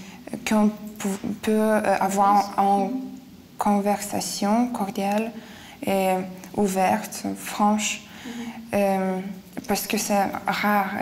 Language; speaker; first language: French; non-native, fluent; Lithuanian